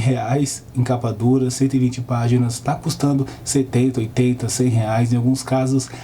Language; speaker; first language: Portuguese; native; Portuguese